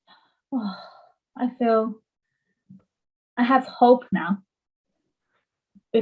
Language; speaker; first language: English; non-native, learner; Chinese